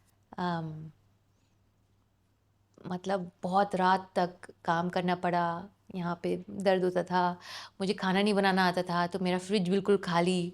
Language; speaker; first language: Hindi; non-native, local second language; English